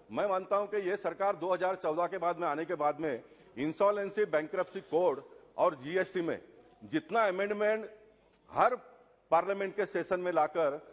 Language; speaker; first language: Hindi; non-native, local second language; Tulu